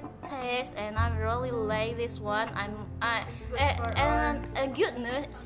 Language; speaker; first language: English; non-native, fluent; Indonesian